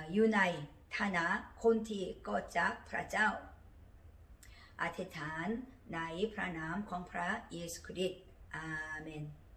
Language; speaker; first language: Thai; non-native, learner; Korean